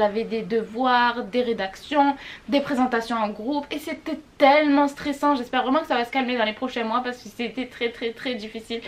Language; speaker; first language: French; native; French